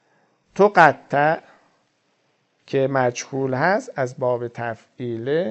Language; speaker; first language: Persian; native; Persian